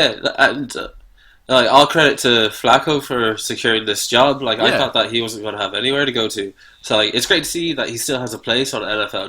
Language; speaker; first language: English; native; English